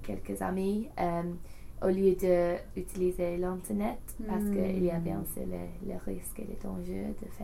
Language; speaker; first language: French; non-native, learner; English